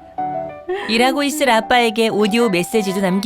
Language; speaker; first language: Korean; native; Korean